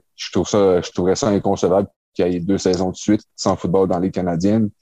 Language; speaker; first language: French; native; French